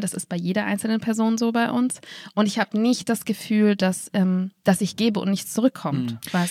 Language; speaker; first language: German; native; German